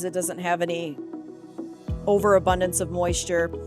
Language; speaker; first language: English; native; English